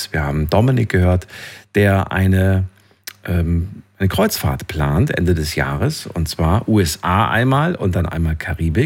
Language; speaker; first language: German; native; German